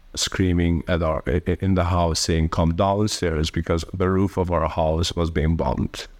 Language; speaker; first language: English; early bilingual, other home language; Albanian